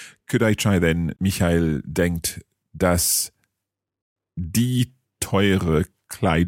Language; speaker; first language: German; non-native, learner; English